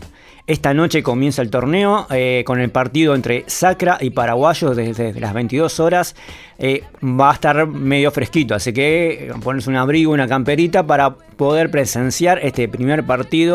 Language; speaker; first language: Spanish; native; Spanish